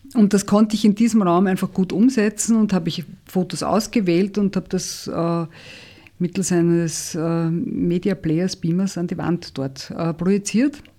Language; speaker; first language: German; native; German